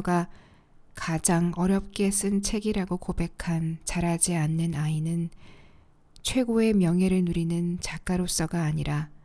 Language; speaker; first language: Korean; native; Korean